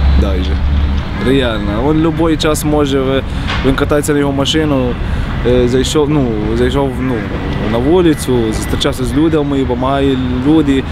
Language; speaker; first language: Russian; non-native, learner; Arabic